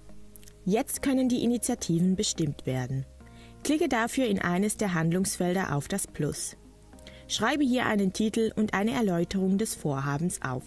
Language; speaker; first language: German; native; German